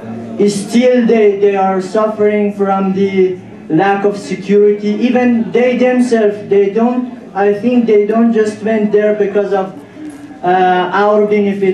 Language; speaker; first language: English; non-native, learner; Pashto